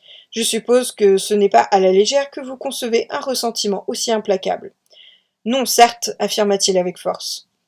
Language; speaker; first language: French; native; French